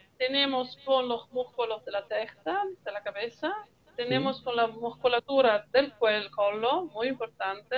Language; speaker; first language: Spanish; non-native, learner; Italian